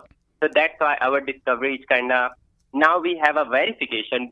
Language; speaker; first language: English; non-native, local second language; Hindi